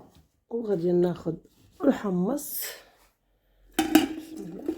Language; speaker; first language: Arabic; native; Arabic